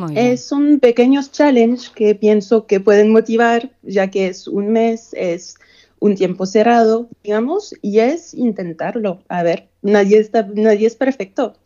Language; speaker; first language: Spanish; non-native, fluent; French